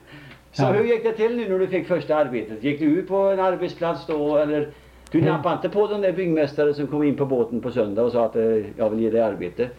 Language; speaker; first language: Swedish; native; Swedish